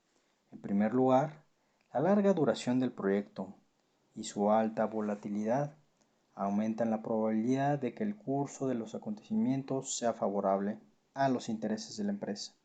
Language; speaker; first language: Spanish; native; Spanish